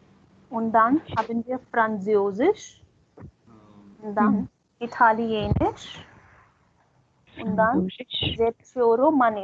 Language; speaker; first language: German; non-native, fluent; Hindi